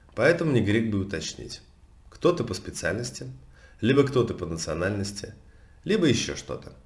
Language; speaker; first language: Russian; native; Russian